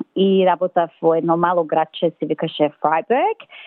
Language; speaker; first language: Macedonian; early bilingual, other home language; English